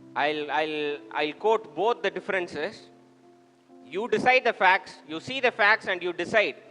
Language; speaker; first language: English; non-native, local second language; Tamil